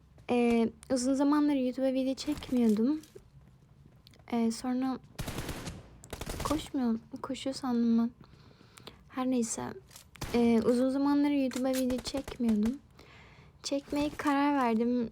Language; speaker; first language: Turkish; non-native, fluent; Azerbaijani